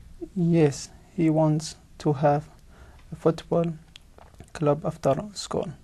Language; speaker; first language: English; non-native, learner; Arabic